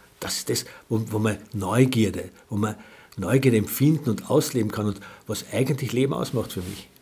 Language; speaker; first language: German; native; German